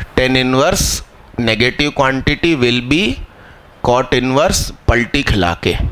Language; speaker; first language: Hindi; non-native, local second language; Gujarati